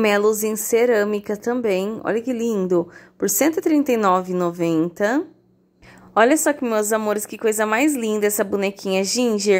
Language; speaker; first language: Portuguese; native; Portuguese